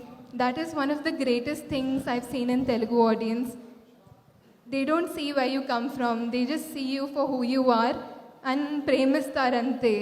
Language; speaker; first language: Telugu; non-native, fluent; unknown